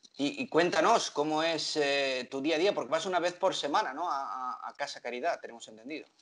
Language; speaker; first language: Spanish; native; Spanish